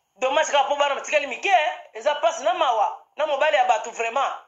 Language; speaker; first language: Lingala; non-native, local second language; Kongo